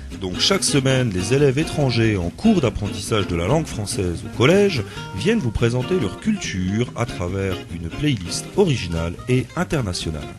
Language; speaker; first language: French; native; French